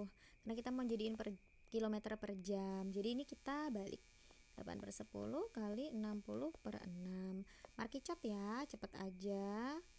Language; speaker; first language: Indonesian; native; Indonesian